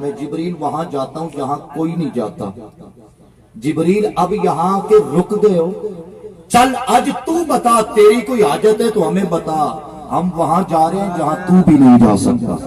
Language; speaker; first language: Urdu; non-native, local second language; Punjabi